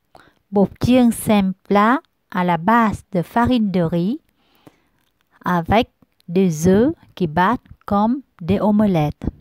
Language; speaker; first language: French; non-native, learner; Vietnamese